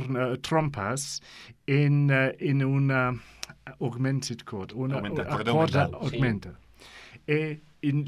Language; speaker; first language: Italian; non-native, learner; English